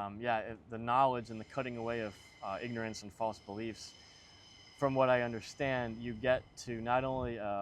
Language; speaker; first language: English; native; English